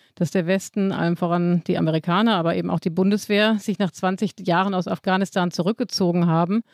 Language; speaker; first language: German; native; German